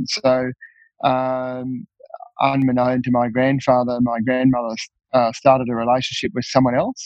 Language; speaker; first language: English; native; English